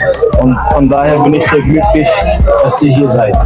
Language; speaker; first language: German; early bilingual, other home language; Turkish